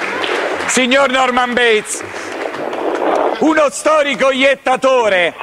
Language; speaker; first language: Italian; native; Italian